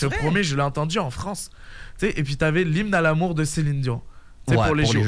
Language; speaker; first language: French; native; French